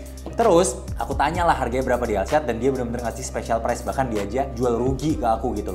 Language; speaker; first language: Indonesian; native; Indonesian